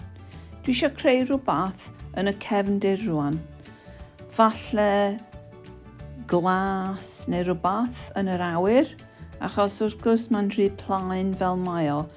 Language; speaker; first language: Welsh; non-native, fluent; English